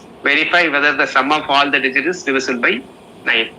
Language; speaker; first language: English; non-native, local second language; Tamil